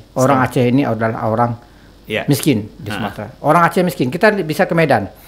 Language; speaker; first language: Indonesian; non-native, local second language; Achinese